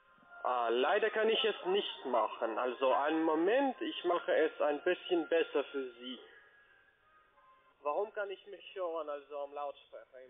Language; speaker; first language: German; non-native, learner; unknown